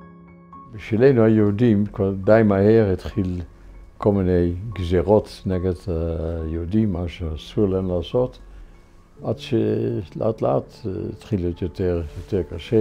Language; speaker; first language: Hebrew; non-native, fluent; Dutch